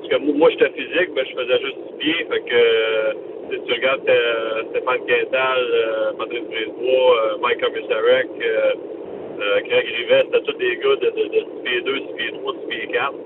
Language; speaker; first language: French; native; French